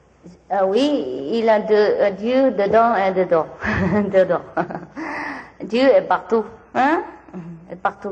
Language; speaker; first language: French; non-native, learner; Vietnamese